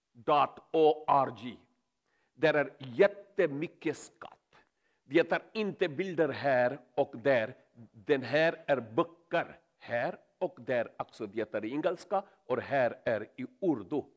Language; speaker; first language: Swedish; non-native, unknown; Urdu